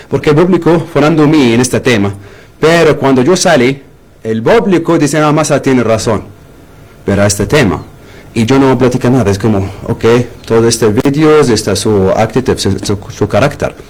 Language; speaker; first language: Spanish; non-native, learner; Arabic